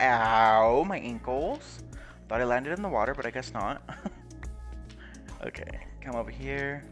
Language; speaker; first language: English; native; English